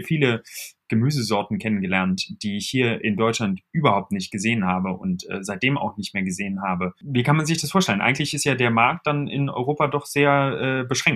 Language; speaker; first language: German; native; German